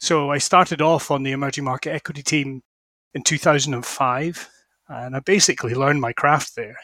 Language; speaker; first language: English; native; English